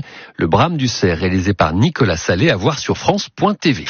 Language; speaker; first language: French; native; French